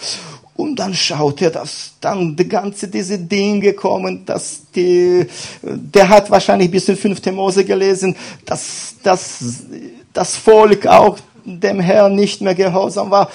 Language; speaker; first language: German; non-native, fluent; Russian